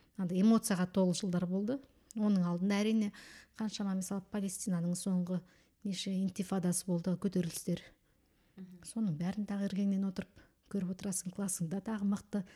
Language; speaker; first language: Kazakh; early bilingual, heritage; Kazakh